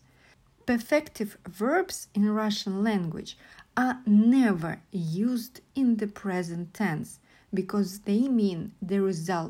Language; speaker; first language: English; non-native, fluent; Russian